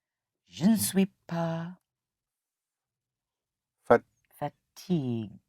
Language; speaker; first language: French; non-native, learner; English